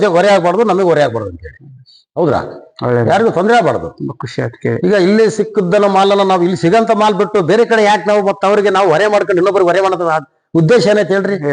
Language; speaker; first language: Kannada; native; Kannada